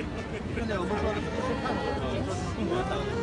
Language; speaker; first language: Chinese; non-native, local second language; Uyghur